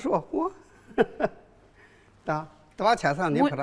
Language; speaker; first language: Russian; non-native, learner; Chinese